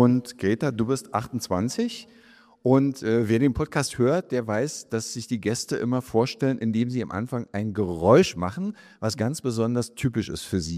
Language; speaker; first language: German; native; German